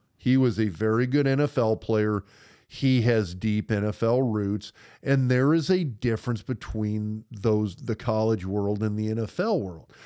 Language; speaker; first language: English; native; English